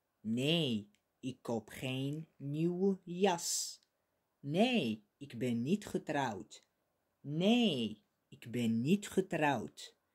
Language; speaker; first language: Dutch; non-native, fluent; Arabic